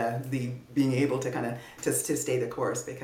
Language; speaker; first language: English; native; English